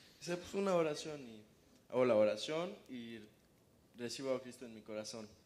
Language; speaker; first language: Spanish; early bilingual, heritage; Spanish